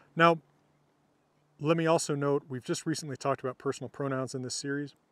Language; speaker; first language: English; native; English